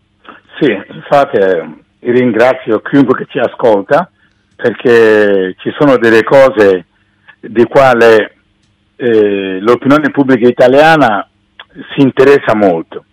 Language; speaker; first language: Italian; non-native, fluent; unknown